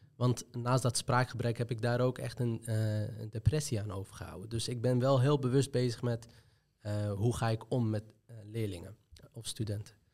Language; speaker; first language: Dutch; early bilingual, other home language; Arabic